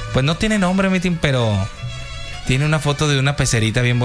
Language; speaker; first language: Spanish; native; Spanish